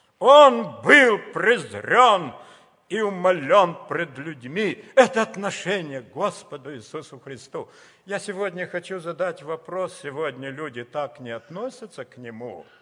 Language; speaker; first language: Russian; native; Russian